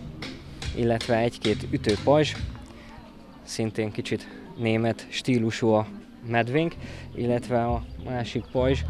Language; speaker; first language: Hungarian; native; Hungarian